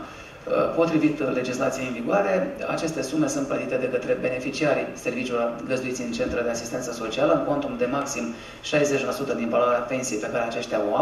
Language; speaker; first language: Romanian; native; Romanian